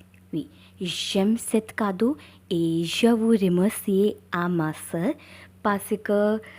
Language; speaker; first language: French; non-native, learner; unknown